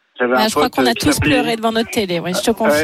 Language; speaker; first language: French; native; French